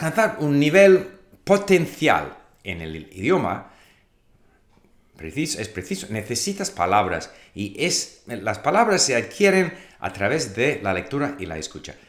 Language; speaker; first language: Spanish; non-native, fluent; English